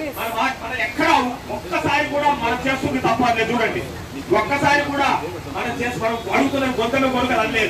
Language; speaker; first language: Telugu; native; Telugu